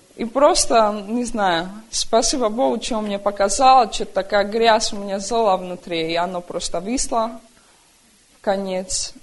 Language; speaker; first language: Russian; early bilingual, heritage; Russian